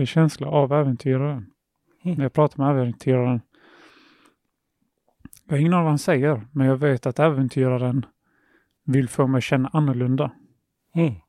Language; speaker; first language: Swedish; early bilingual, other home language; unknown